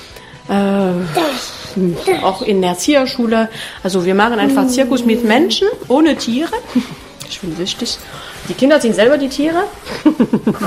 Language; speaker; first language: German; non-native, fluent; French